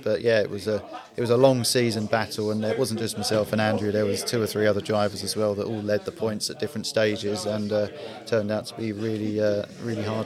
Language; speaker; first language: English; native; English